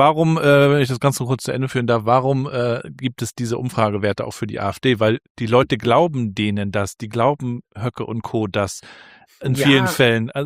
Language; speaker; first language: German; native; German